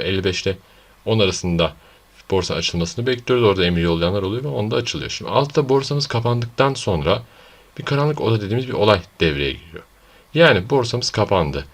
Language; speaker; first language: Turkish; native; Turkish